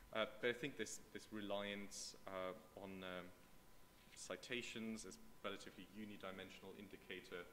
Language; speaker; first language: English; non-native, fluent; German